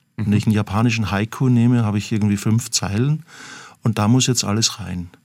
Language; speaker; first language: German; native; German